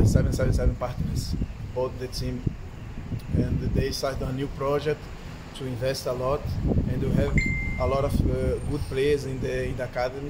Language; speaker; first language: English; non-native, fluent; Portuguese